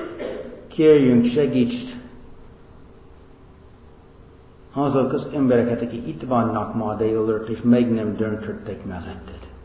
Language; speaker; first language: Hungarian; non-native, fluent; English